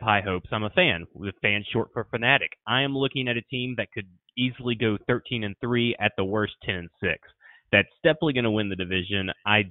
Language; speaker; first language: English; native; English